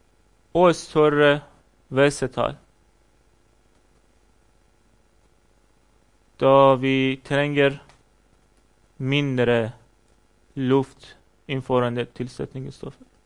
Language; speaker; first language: Norwegian; non-native, learner; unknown